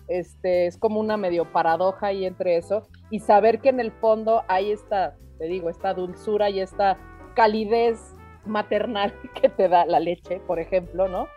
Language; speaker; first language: Spanish; native; Spanish